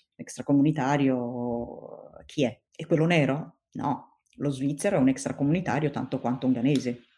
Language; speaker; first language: Italian; non-native, fluent; Tigrinya